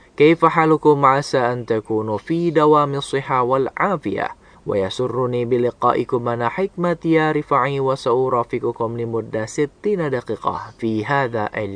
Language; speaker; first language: Arabic; non-native, fluent; Indonesian